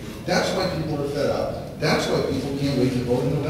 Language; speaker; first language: English; native; English